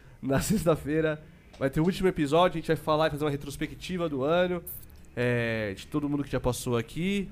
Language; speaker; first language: Portuguese; native; Portuguese